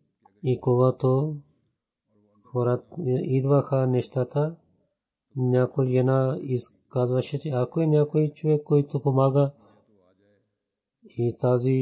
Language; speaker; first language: Bulgarian; non-native, fluent; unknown